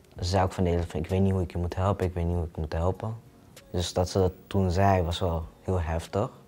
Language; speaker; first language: Dutch; early bilingual, other home language; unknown